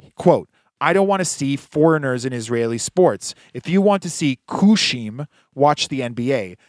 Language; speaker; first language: English; early bilingual, other home language; Hebrew